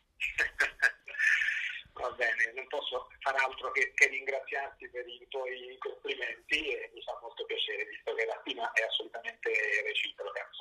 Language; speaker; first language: Italian; native; Italian